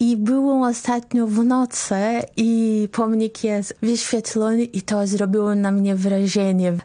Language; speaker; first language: Polish; non-native, fluent; Portuguese